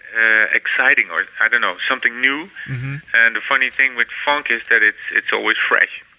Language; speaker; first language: English; non-native, fluent; Dutch